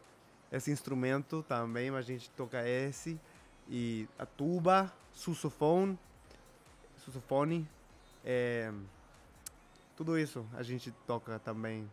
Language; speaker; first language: Portuguese; non-native, fluent; Spanish